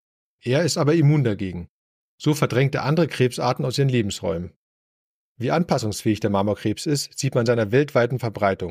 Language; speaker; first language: German; native; German